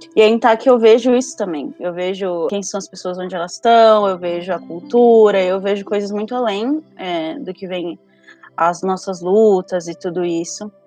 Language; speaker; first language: Portuguese; early bilingual, other home language; Spanish